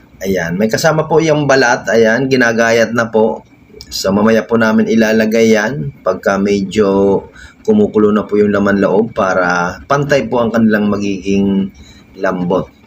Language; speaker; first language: Filipino; native; Filipino